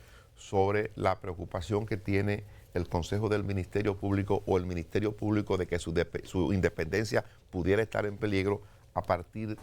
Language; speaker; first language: Spanish; native; Spanish